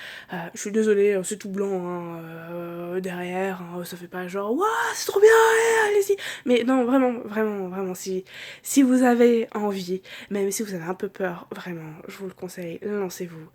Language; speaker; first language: French; native; French